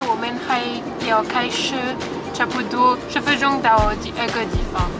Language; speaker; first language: Chinese; non-native, learner; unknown